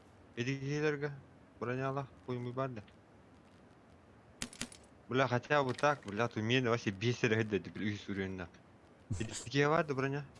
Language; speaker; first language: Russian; non-native, local second language; Yakut